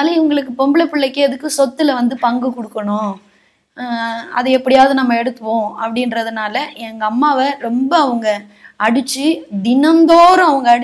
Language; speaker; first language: Tamil; native; Tamil